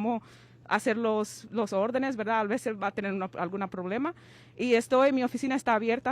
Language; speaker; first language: Spanish; non-native, fluent; Kabuverdianu